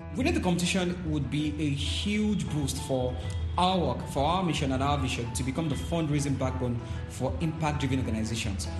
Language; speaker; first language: English; non-native, local second language; Yoruba